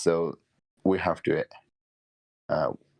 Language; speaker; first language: English; non-native, learner; Japanese